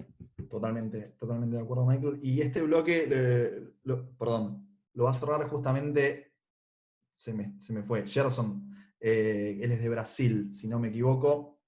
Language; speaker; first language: Spanish; native; Spanish